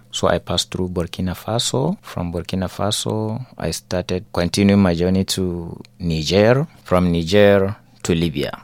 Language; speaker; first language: English; non-native, local second language; Hausa